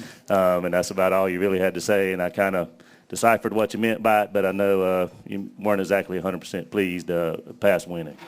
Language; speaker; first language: English; native; English